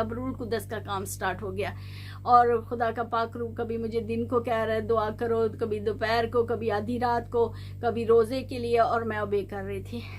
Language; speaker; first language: Urdu; native; Urdu